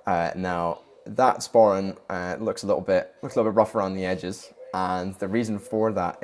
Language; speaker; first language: English; native; English